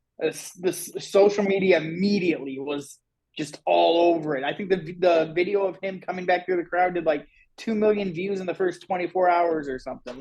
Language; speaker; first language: English; native; English